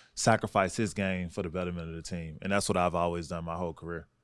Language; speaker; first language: English; native; English